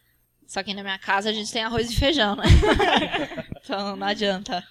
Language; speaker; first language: Portuguese; early bilingual, heritage; Portuguese